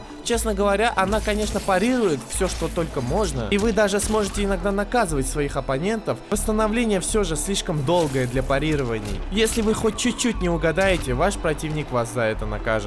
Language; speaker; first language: Russian; native; Russian